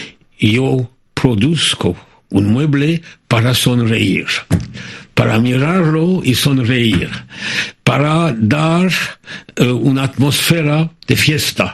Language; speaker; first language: Spanish; non-native, fluent; French